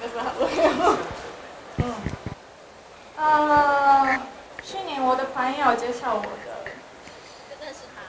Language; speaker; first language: Chinese; non-native, learner; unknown